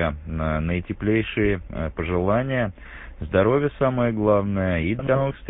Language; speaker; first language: Russian; native; Russian